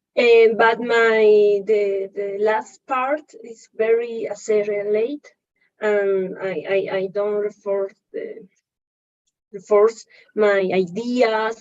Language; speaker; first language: English; non-native, learner; Spanish